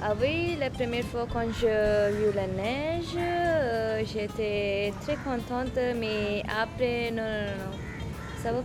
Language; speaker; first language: French; non-native, learner; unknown